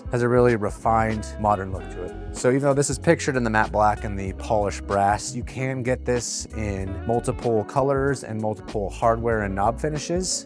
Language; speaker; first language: English; native; English